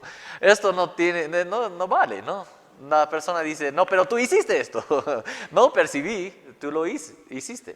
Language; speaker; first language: Spanish; non-native, fluent; English